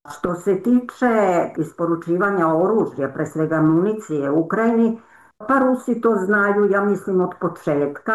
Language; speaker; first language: Serbian; native; Serbian